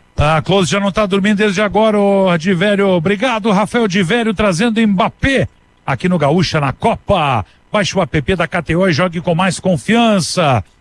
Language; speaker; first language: Portuguese; native; Portuguese